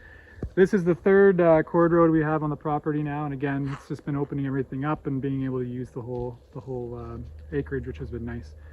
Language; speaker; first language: English; native; English